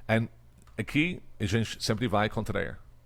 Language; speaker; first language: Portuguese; non-native, fluent; English